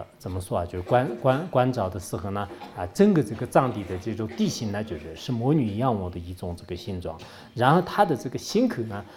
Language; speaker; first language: Chinese; non-native, local second language; Tibetan